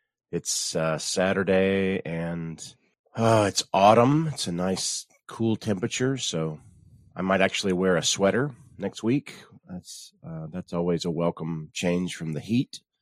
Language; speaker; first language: English; native; English